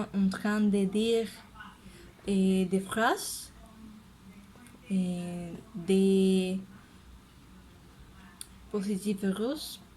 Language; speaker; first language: French; non-native, learner; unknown